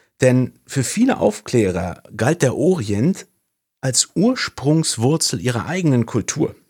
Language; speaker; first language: German; native; German